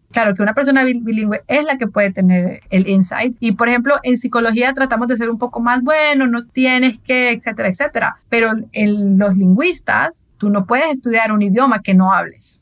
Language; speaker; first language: Spanish; native; Spanish